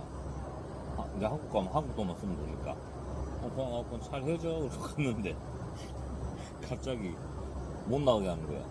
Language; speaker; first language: Korean; native; Korean